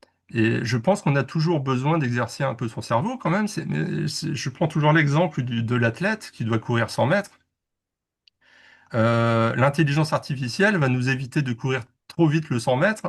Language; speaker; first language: French; native; French